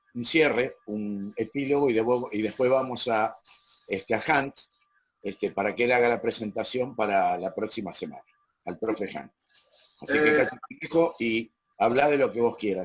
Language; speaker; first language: Spanish; native; Spanish